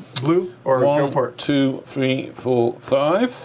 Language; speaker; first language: English; native; English